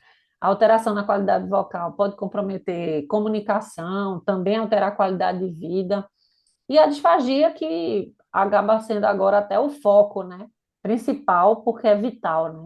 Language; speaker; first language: Portuguese; native; Portuguese